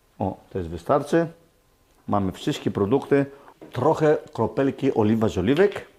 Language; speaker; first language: Polish; non-native, learner; Greek